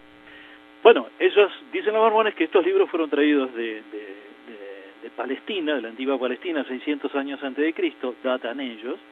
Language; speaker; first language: Spanish; native; Spanish